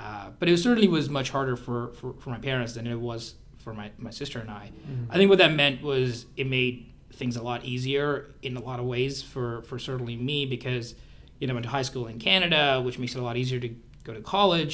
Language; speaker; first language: English; non-native, local second language; Hindi